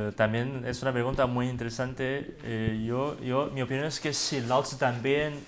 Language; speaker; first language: Spanish; non-native, learner; Wu Chinese